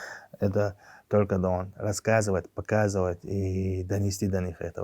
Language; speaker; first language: Russian; non-native, local second language; Chechen